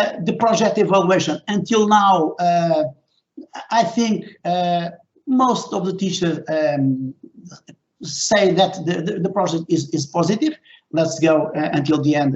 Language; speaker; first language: English; non-native, fluent; Portuguese